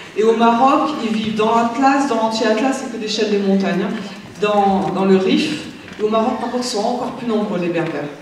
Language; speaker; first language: French; native; French